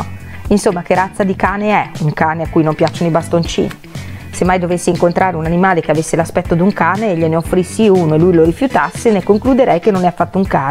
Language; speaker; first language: Italian; native; Italian